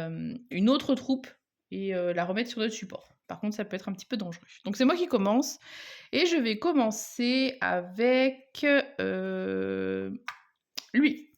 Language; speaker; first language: French; native; French